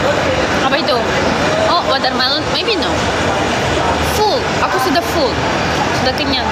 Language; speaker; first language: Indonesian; non-native, learner; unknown